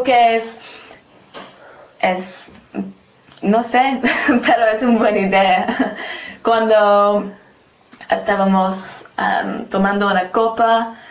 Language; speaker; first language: Spanish; non-native, learner; English